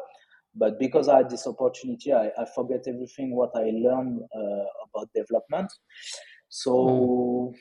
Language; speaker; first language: English; non-native, fluent; French